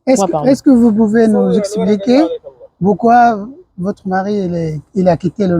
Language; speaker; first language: French; non-native, learner; Arabic